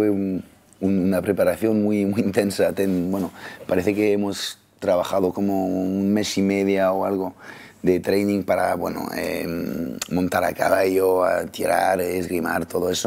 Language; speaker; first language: Spanish; non-native, fluent; French